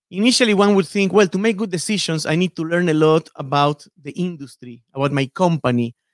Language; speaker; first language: English; non-native, fluent; Spanish